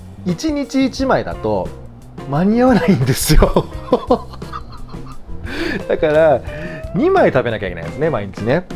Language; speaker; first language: Japanese; native; Japanese